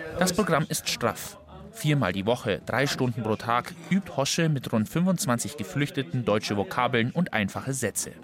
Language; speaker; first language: German; native; German